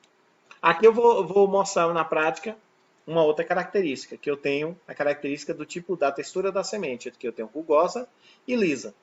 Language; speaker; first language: Portuguese; native; Portuguese